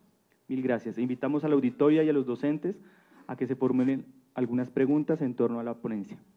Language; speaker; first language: Spanish; native; Spanish